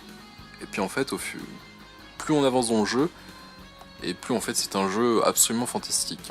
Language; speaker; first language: French; native; French